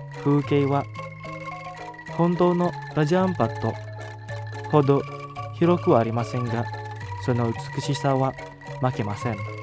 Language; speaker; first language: Japanese; non-native, fluent; Indonesian